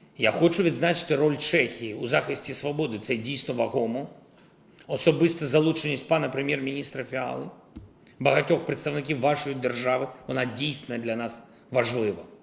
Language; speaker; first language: Ukrainian; non-native, local second language; Russian